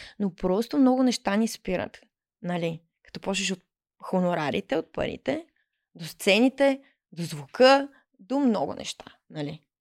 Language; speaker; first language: Bulgarian; early bilingual, heritage; Bulgarian